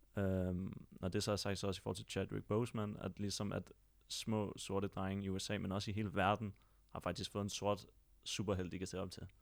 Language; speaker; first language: Danish; native; Danish